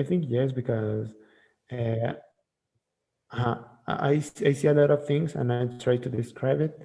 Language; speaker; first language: English; non-native, learner; Spanish